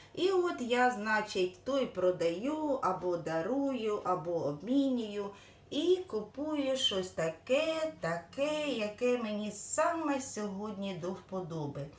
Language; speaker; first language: Ukrainian; non-native, local second language; Russian